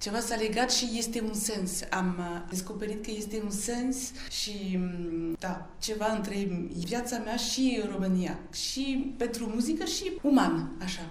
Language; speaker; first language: Romanian; early bilingual, heritage; Romanian